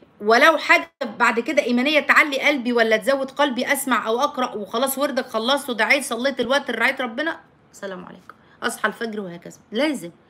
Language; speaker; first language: Arabic; native; Arabic